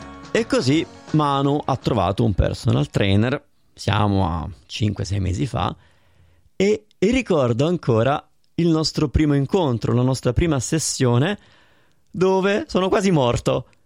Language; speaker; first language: Italian; native; Italian